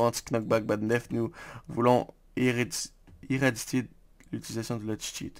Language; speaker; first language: French; native; French